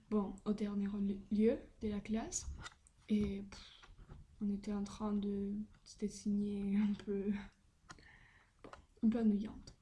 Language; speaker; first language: French; non-native, learner; Spanish